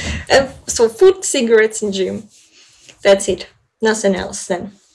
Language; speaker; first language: English; non-native, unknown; Ukrainian